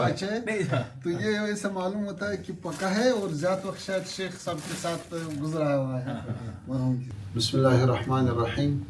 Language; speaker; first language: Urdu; non-native, fluent; Pashto